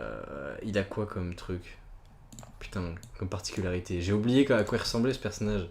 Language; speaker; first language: French; native; French